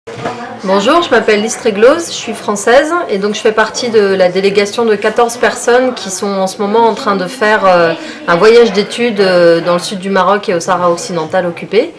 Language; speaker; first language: French; native; French